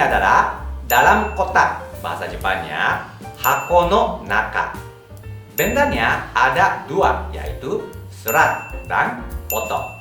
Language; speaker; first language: Indonesian; non-native, fluent; Japanese